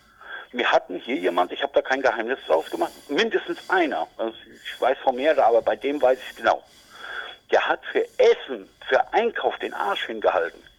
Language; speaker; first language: German; native; German